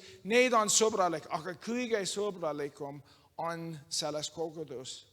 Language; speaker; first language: Estonian; non-native, learner; English